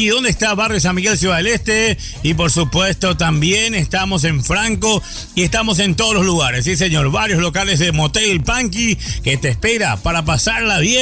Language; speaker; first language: Spanish; native; Spanish